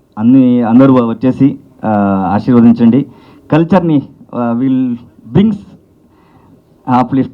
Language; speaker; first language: Telugu; non-native, learner; Kannada